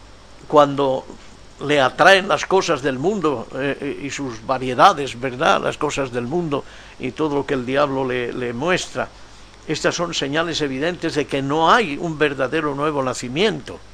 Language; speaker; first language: Spanish; native; Spanish